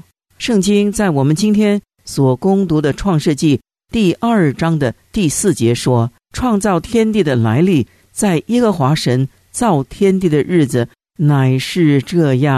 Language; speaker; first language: Chinese; native; Chinese